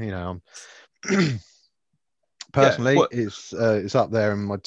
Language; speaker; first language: English; native; English